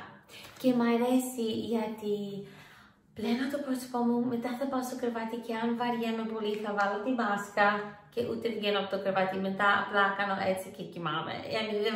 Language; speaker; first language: Greek; early bilingual, heritage; English